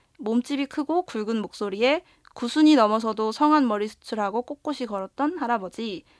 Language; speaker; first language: Korean; native; Korean